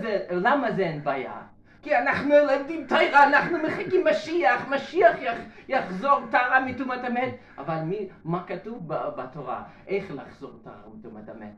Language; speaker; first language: Hebrew; non-native, learner; Russian